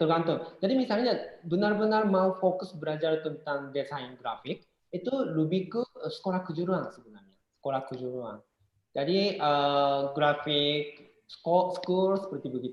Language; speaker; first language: Indonesian; non-native, fluent; Japanese